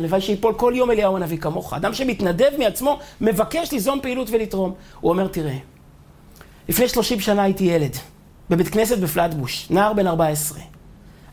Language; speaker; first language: Hebrew; native; Hebrew